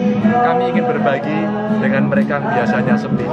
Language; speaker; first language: Indonesian; non-native, local second language; Javanese